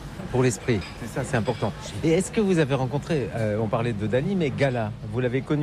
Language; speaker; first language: French; native; French